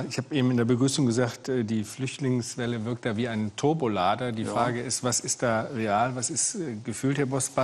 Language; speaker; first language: German; native; German